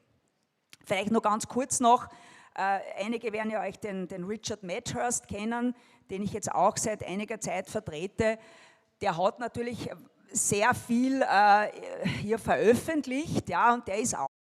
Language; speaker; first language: German; native; German